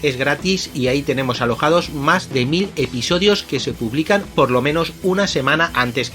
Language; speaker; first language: Spanish; native; Spanish